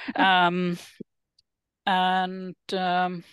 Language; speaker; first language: English; non-native, fluent; Finnish